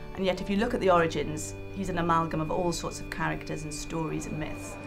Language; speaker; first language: English; native; English